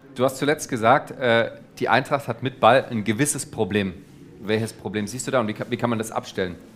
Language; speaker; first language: German; native; German